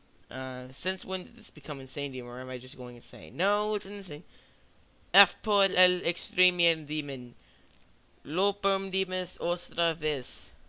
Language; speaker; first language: English; native; English